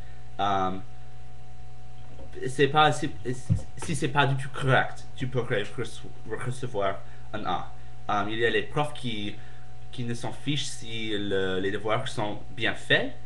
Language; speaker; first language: French; non-native, fluent; English